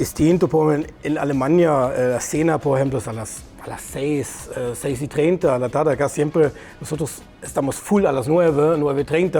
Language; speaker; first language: Spanish; non-native, learner; German